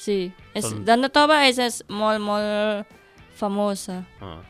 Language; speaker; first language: Catalan; non-native, learner; Indonesian